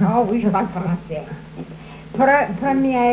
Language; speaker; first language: French; early bilingual, heritage; French